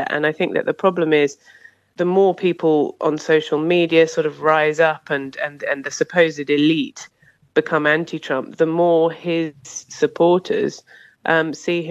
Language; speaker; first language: English; native; English